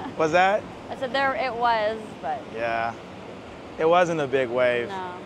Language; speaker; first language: English; native; English